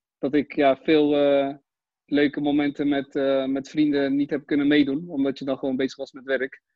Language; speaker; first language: Dutch; early bilingual, other home language; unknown